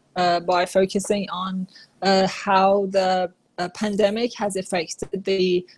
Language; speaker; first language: English; non-native, fluent; Persian